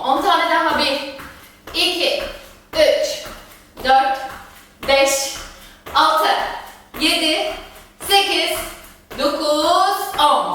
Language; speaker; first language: Turkish; non-native, fluent; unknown